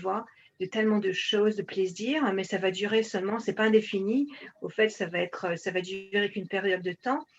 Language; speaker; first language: French; native; French